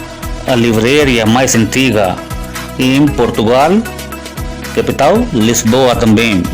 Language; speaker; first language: Portuguese; non-native, learner; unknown